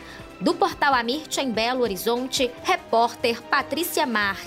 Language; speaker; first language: Portuguese; native; Portuguese